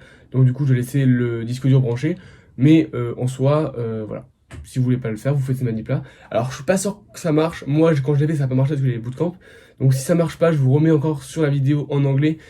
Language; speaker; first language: French; native; French